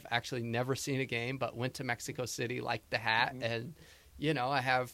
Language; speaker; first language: English; native; English